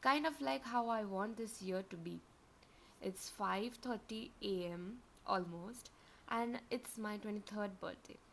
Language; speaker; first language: English; non-native, local second language; Marathi